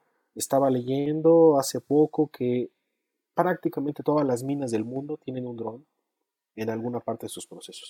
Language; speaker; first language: Spanish; native; Spanish